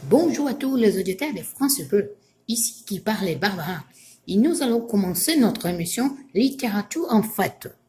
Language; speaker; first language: French; non-native, learner; Portuguese